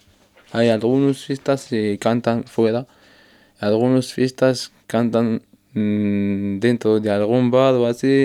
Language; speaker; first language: Spanish; non-native, learner; Arabic